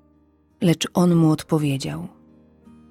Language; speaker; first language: Polish; native; Polish